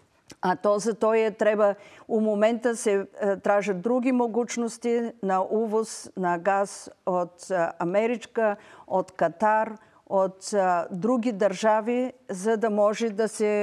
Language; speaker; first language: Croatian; non-native, learner; Bulgarian